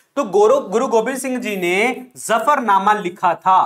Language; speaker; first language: Hindi; non-native, local second language; Punjabi